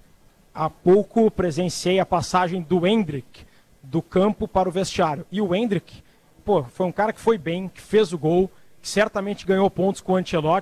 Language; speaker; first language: Portuguese; native; Portuguese